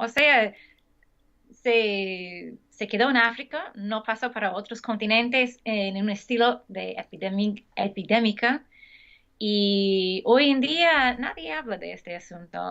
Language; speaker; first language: Spanish; non-native, fluent; English